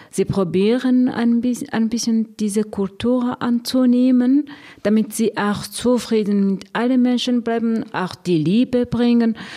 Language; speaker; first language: German; non-native, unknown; Rundi